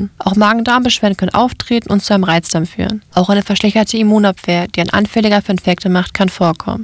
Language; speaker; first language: German; native; German